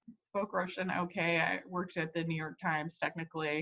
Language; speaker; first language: English; native; English